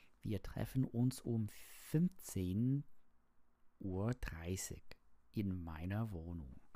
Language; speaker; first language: German; non-native, learner; English